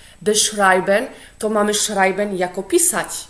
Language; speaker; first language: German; non-native, fluent; Polish